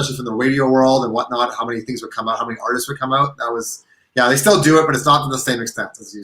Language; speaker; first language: English; native; English